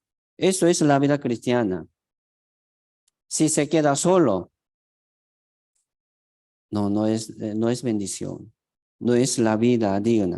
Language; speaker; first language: Spanish; non-native, fluent; Korean